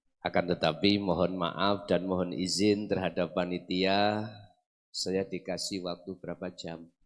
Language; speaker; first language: Indonesian; non-native, local second language; Javanese